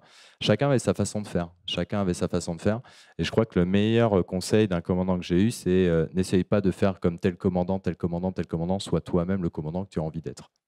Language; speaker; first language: French; native; French